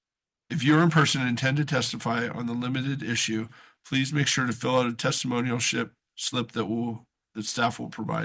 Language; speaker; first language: English; native; English